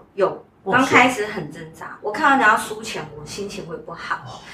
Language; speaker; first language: Chinese; native; Chinese